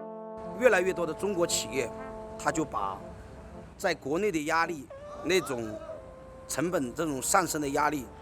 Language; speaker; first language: Chinese; native; Chinese